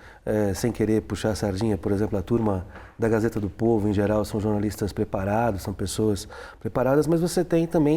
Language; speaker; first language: Portuguese; native; Portuguese